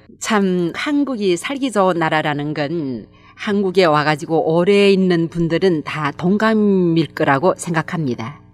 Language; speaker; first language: Korean; native; Korean